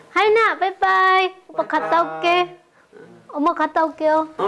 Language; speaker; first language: Korean; non-native, local second language; Lao